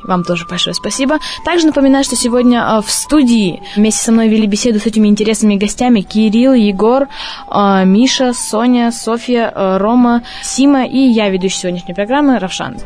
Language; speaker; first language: Russian; native; Russian